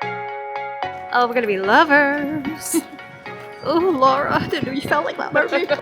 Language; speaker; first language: English; native; English